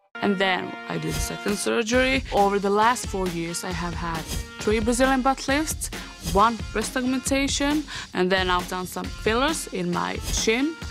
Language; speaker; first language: English; early bilingual, other home language; Serbian